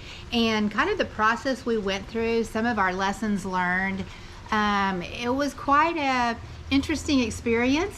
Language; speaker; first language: English; native; English